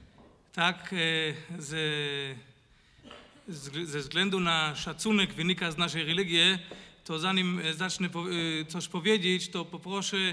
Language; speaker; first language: Polish; non-native, learner; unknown